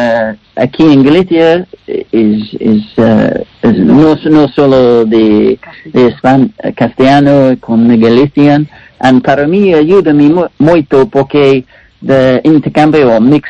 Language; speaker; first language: Spanish; non-native, learner; English